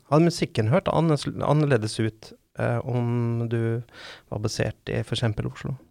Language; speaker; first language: Norwegian; native; Norwegian